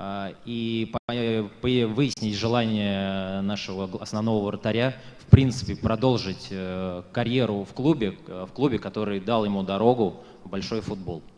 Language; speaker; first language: Russian; native; Russian